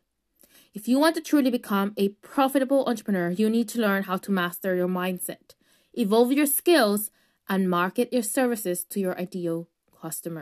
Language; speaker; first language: English; native; English